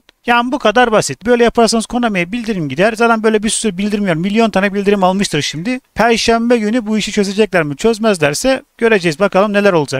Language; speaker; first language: Turkish; native; Turkish